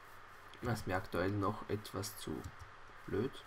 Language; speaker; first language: German; native; German